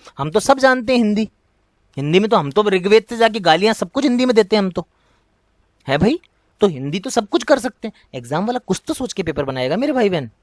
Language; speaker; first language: Hindi; native; Hindi